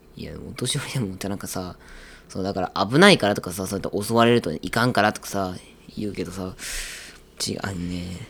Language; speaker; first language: Japanese; native; Japanese